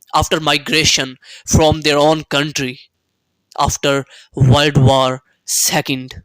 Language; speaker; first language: English; non-native, local second language; Urdu